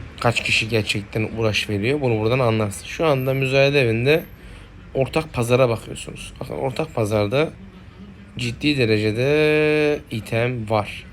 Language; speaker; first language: Turkish; native; Turkish